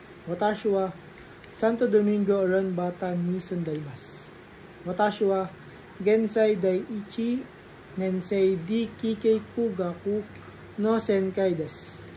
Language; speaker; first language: Japanese; non-native, learner; Filipino